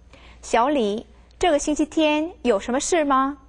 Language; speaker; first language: Chinese; non-native, fluent; Korean